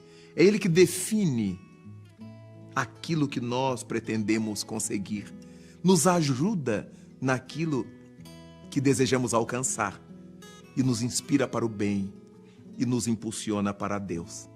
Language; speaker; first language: Portuguese; native; Portuguese